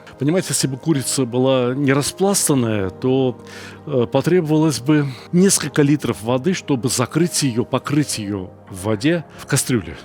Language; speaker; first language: Russian; native; Russian